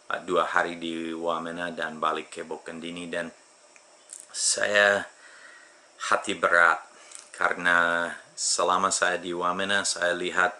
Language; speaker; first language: Indonesian; non-native, fluent; English